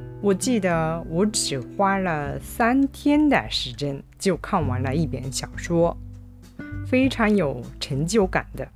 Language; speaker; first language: Chinese; non-native, fluent; Japanese